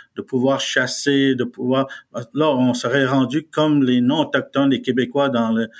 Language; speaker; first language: French; non-native, fluent; Innu-aimun